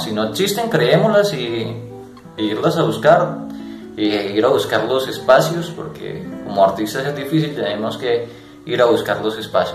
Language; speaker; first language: Spanish; native; Spanish